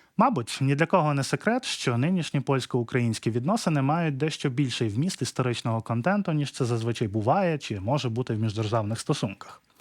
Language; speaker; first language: Ukrainian; native; Ukrainian